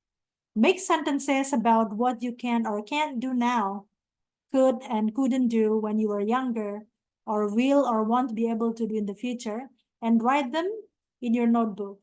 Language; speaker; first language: English; non-native, fluent; Indonesian